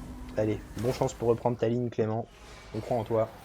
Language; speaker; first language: French; native; French